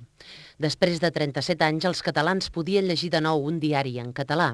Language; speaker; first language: Catalan; native; Catalan